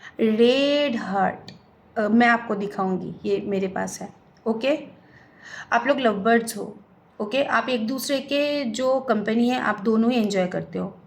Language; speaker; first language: Hindi; non-native, local second language; Bangla